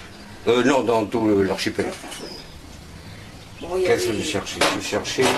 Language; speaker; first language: French; native; French